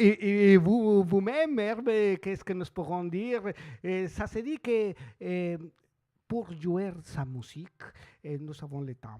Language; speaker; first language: French; non-native, learner; Spanish